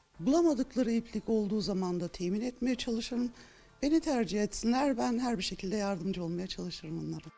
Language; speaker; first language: Turkish; early bilingual, heritage; Turkish